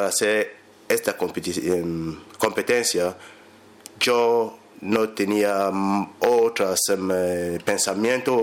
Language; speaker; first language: Spanish; non-native, learner; English